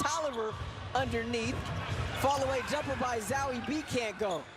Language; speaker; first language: English; native; English